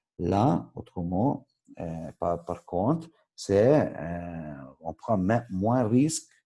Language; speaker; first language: French; non-native, local second language; Italian